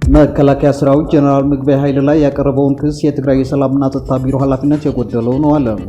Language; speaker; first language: Amharic; native; Amharic